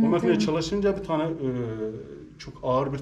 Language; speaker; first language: Turkish; non-native, learner; Persian